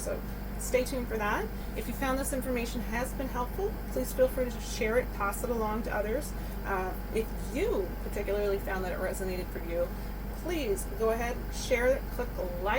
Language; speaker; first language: English; native; English